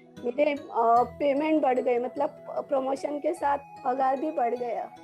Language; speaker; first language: Hindi; non-native, local second language; Marathi